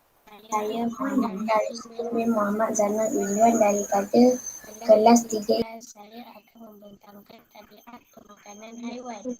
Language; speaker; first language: Malay; native; Malay